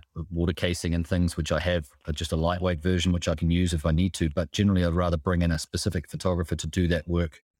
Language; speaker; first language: English; native; English